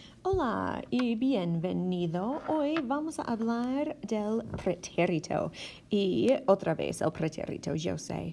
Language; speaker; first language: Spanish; non-native, fluent; English